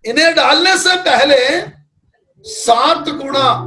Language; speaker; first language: Hindi; non-native, local second language; Malayalam